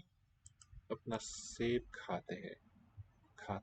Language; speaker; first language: Hindi; non-native, learner; English